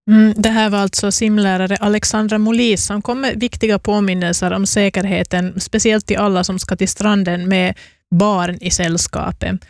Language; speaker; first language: Swedish; native; Swedish